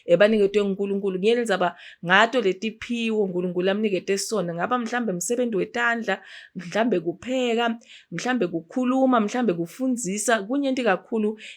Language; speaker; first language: Zulu; non-native, local second language; Swati